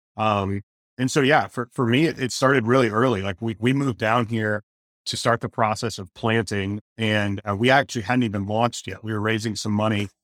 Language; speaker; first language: English; native; English